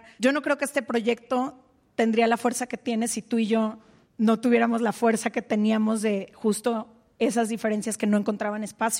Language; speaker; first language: Spanish; native; Spanish